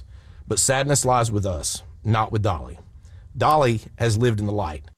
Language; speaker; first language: English; native; English